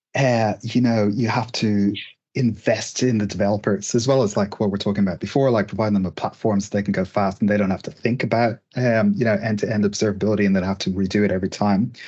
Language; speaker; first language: English; native; English